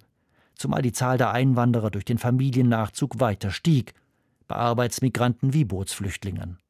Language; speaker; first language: German; native; German